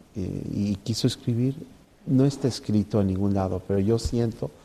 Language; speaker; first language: Spanish; native; Spanish